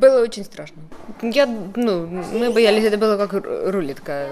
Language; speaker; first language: Czech; non-native, learner; Ukrainian